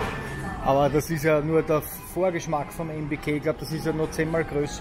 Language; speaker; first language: German; native; German